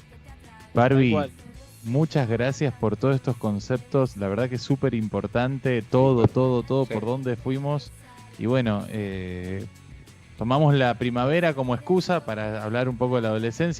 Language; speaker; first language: Spanish; native; Spanish